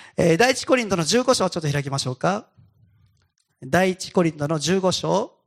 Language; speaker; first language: Japanese; native; Japanese